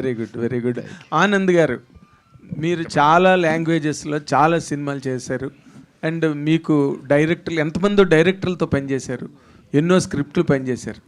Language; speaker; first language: Telugu; native; Telugu